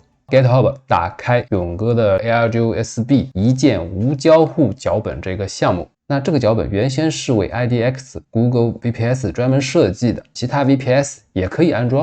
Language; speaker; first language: Chinese; native; Chinese